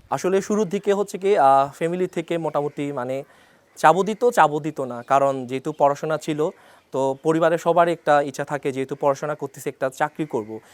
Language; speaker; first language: Bangla; non-native, local second language; Chakma